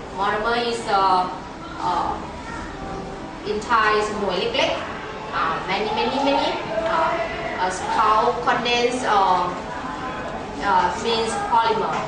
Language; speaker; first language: English; non-native, learner; Thai